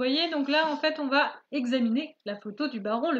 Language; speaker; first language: French; native; French